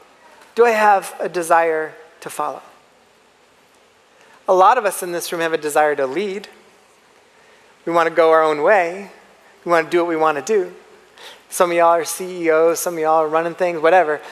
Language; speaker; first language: English; native; English